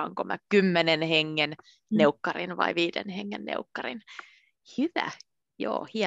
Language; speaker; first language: Finnish; native; Finnish